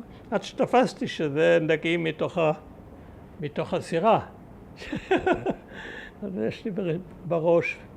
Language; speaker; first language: Hebrew; early bilingual, other home language; German